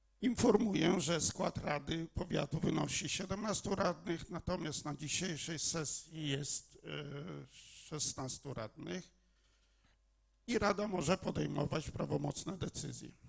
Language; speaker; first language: Polish; native; Polish